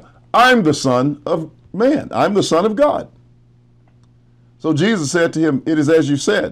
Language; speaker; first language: English; native; English